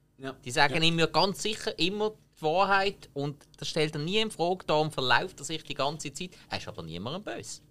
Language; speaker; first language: German; native; German